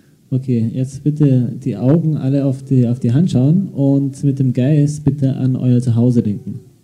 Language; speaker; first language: German; native; German